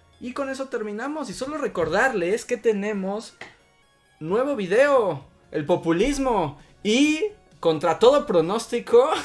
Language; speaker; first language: Spanish; native; Spanish